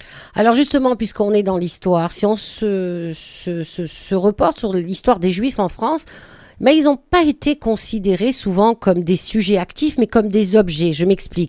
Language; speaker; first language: French; native; French